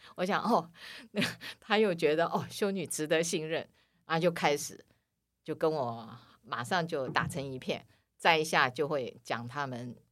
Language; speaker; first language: Chinese; native; Chinese